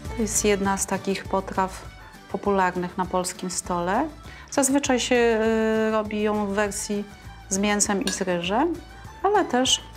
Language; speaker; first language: Polish; native; Polish